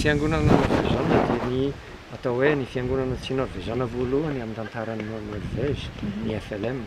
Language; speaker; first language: Malagasy; non-native, fluent; Norwegian